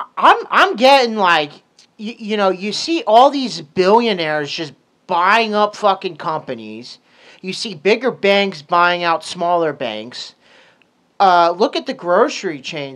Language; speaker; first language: English; native; English